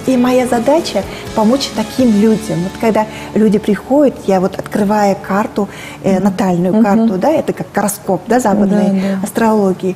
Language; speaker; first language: Russian; native; Russian